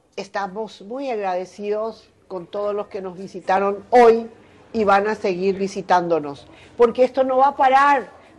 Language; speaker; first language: Spanish; native; Spanish